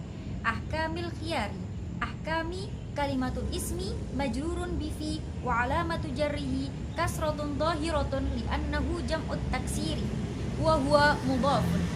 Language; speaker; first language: Arabic; non-native, learner; Indonesian